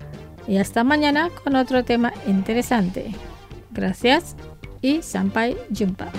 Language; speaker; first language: Spanish; non-native, fluent; Indonesian